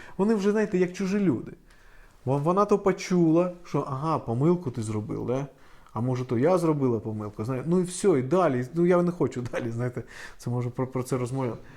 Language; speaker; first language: Ukrainian; non-native, local second language; Russian